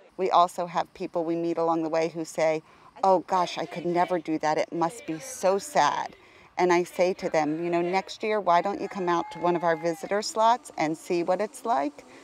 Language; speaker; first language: English; native; English